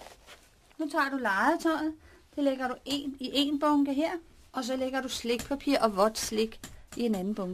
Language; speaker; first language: Danish; native; Danish